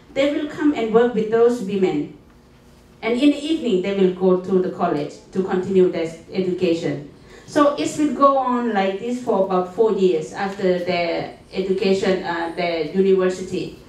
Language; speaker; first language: English; non-native, fluent; Thai